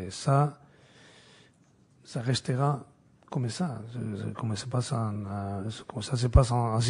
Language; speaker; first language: French; non-native, fluent; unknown